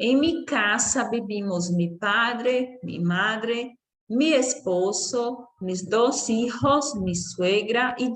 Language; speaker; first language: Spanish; non-native, fluent; Portuguese